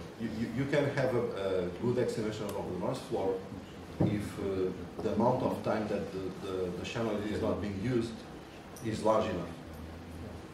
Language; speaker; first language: English; non-native, fluent; Portuguese